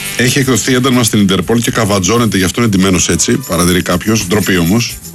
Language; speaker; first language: Greek; native; Greek